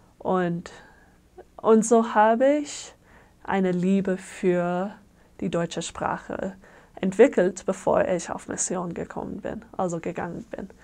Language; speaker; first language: German; non-native, fluent; English